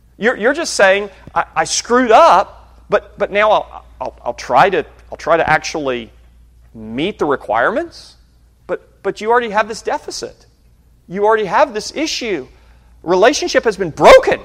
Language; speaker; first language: English; native; English